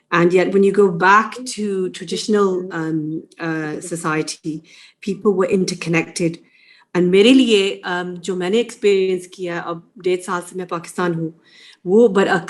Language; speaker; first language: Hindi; early bilingual, heritage; Urdu